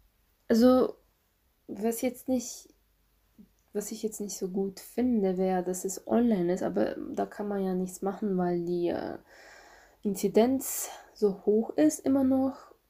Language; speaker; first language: German; non-native, fluent; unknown